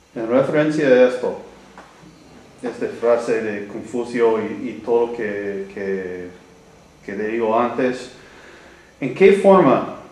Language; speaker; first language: Spanish; non-native, learner; English